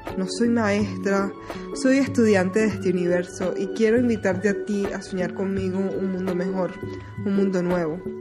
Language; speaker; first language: Spanish; early bilingual, heritage; Spanish